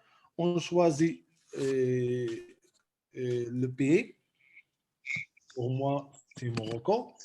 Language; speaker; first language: French; non-native, local second language; Arabic